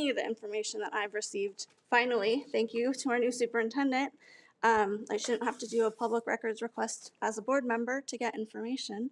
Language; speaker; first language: English; native; English